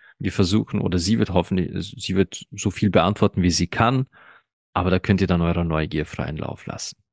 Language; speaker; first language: German; early bilingual, other home language; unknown